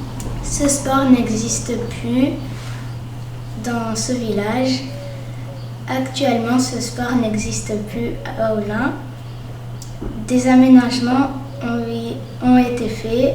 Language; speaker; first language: French; native; French